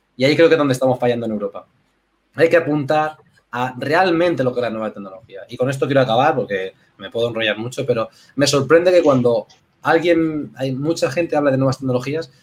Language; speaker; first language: Spanish; native; Spanish